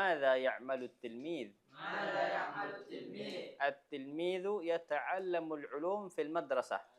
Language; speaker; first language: Arabic; non-native, fluent; Indonesian